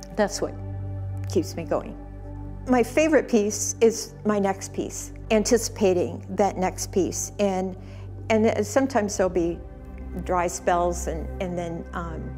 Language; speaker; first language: English; native; English